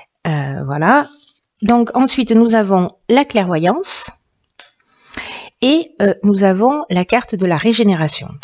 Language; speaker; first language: French; native; French